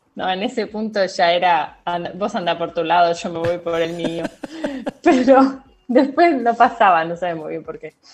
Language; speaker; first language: Spanish; native; Spanish